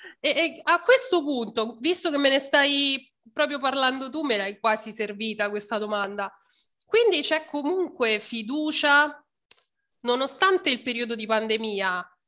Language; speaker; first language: Italian; native; Italian